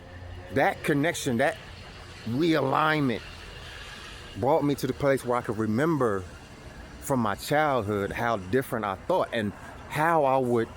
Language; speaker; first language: English; native; English